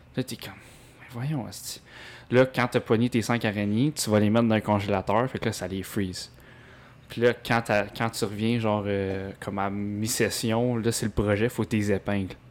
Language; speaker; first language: French; native; French